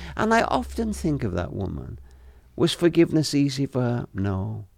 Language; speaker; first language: English; native; English